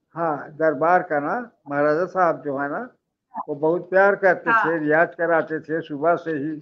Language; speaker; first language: Hindi; native; Hindi